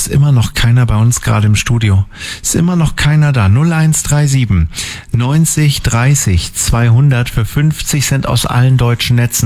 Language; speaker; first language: German; native; German